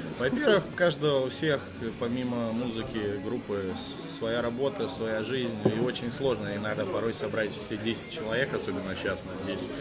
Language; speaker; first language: Russian; native; Russian